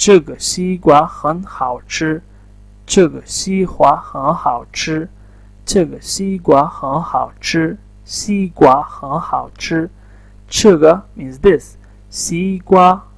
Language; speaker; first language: Chinese; non-native, learner; Urdu